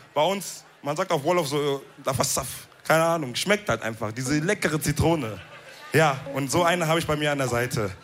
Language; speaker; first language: German; early bilingual, other home language; Wolof